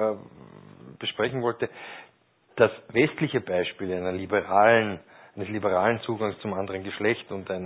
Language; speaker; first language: German; native; German